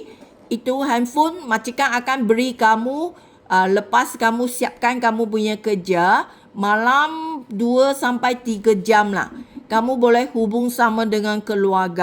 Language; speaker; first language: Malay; non-native, local second language; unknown